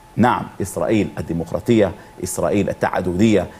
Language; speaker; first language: Arabic; non-native, fluent; Hebrew